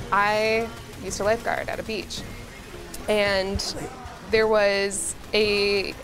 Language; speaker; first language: English; native; English